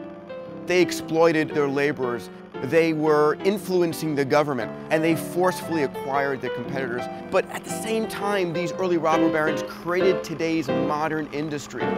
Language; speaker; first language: English; native; English